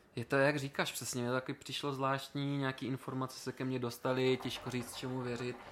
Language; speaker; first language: Czech; native; Czech